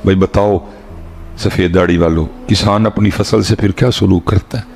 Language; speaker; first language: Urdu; non-native, local second language; Punjabi